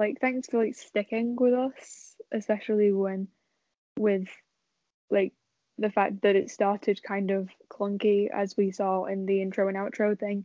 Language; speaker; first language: English; native; English